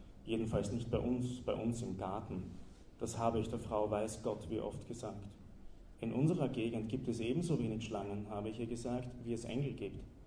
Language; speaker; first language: German; native; German